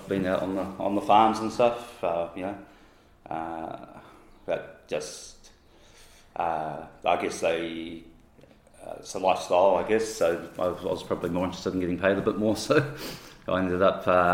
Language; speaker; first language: English; native; English